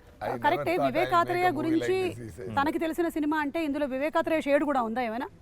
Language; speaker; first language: Telugu; native; Telugu